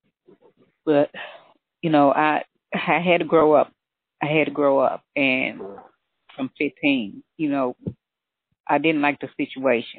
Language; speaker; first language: English; native; English